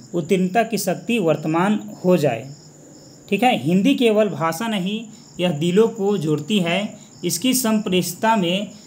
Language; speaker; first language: Hindi; native; Hindi